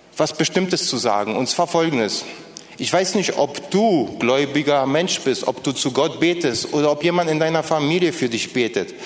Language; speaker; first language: German; non-native, fluent; Polish